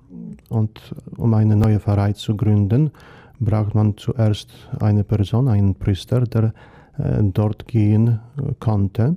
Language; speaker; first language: German; non-native, fluent; Polish